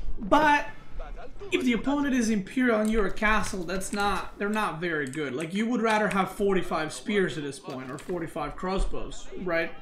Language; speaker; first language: English; non-native, fluent; Serbian